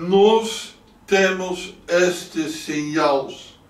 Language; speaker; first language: Portuguese; non-native, learner; Dutch